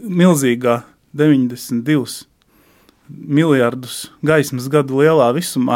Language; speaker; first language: Latvian; native; Latvian